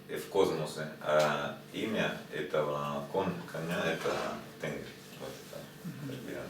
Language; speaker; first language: Russian; non-native, learner; Spanish